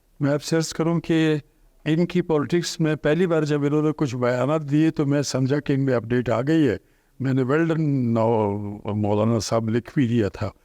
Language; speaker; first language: Urdu; non-native, local second language; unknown